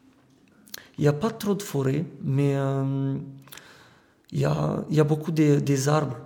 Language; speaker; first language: French; non-native, fluent; Romanian